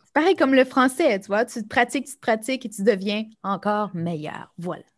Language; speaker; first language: French; native; French